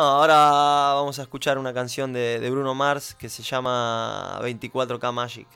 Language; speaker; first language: Italian; non-native, learner; Spanish